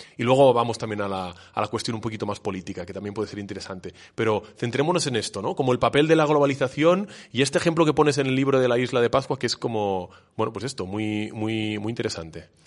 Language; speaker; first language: Spanish; non-native, local second language; Catalan